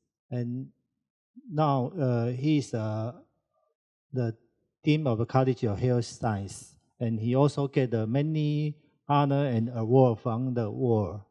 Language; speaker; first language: English; non-native, learner; Chinese